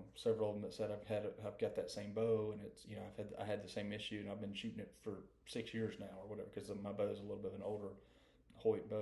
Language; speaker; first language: English; native; English